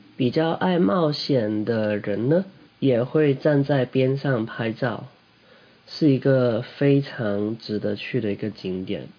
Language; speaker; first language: Chinese; native; Chinese